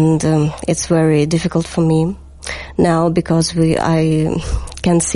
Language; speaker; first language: English; non-native, learner; Ukrainian